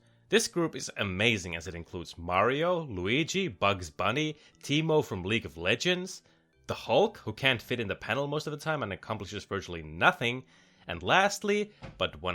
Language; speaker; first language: English; native; English